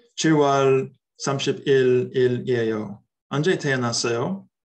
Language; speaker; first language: Korean; non-native, learner; English